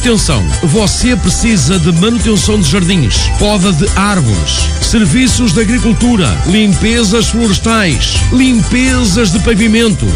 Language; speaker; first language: Portuguese; native; Portuguese